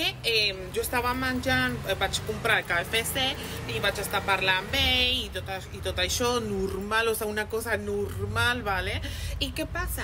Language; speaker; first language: Catalan; early bilingual, other home language; Spanish